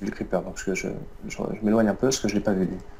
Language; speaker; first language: French; native; French